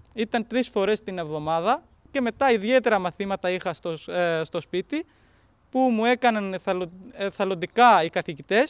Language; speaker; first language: Greek; non-native, fluent; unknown